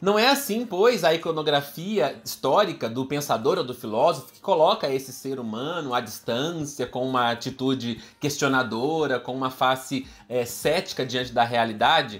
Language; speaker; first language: Portuguese; native; Portuguese